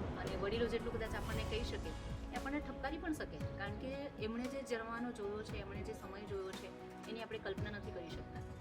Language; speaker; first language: Gujarati; non-native, local second language; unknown